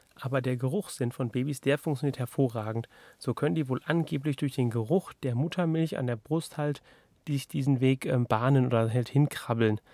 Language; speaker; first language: German; native; German